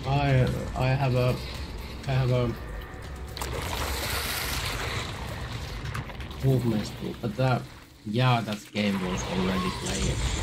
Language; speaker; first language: English; non-native, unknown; Finnish